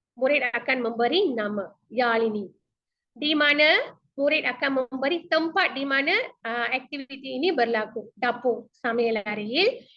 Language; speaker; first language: Malay; non-native, local second language; Tamil